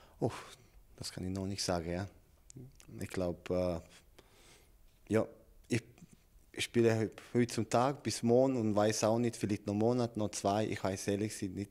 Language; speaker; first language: German; non-native, learner; Serbian